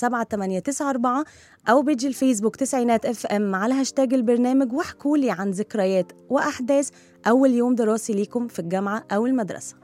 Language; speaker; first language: Arabic; native; Arabic